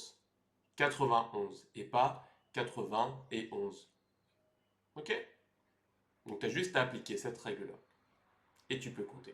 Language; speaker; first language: French; native; French